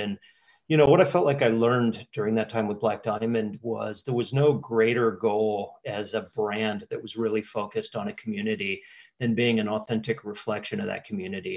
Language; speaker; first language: English; native; English